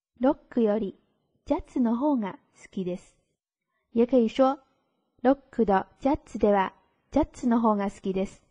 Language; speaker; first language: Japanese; non-native, fluent; Chinese